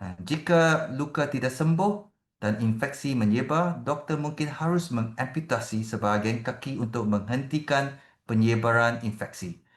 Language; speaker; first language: Malay; non-native, local second language; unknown